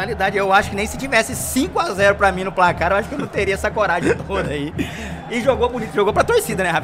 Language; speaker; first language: Portuguese; native; Portuguese